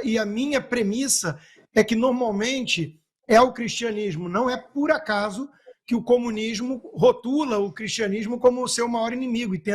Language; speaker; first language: Portuguese; native; Portuguese